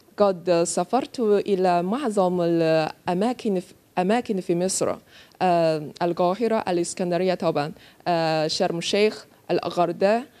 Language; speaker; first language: Arabic; non-native, learner; Chinese